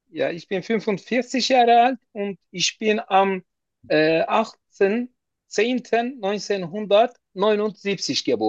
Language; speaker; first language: German; non-native, learner; Turkish